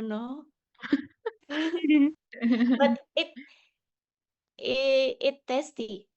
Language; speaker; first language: English; non-native, learner; Indonesian